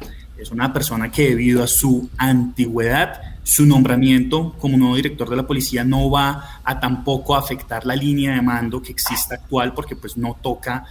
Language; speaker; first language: Spanish; native; Spanish